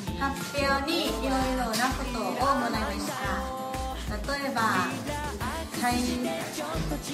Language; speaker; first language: Japanese; non-native, learner; Thai